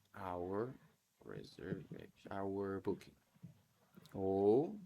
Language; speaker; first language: English; non-native, fluent; Portuguese